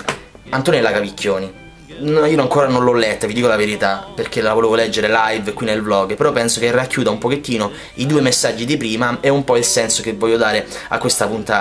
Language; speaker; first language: Italian; native; Italian